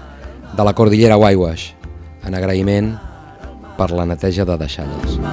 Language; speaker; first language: Catalan; native; Catalan